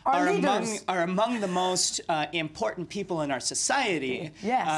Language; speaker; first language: English; native; English